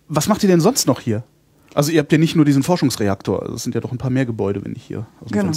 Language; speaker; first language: German; native; German